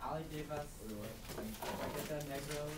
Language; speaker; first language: Spanish; non-native, learner; English